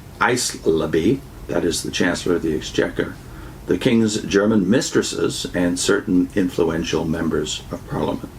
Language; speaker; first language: English; native; English